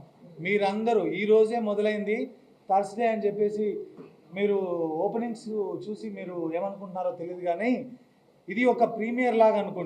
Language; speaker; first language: Telugu; native; Telugu